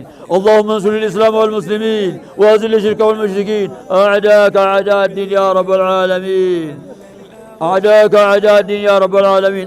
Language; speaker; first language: Arabic; non-native, fluent; Oromo